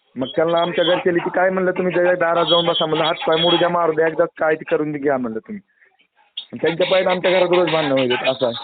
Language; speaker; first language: Marathi; native; Marathi